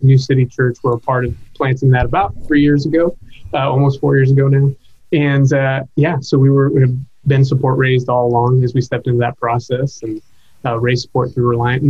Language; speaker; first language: English; native; English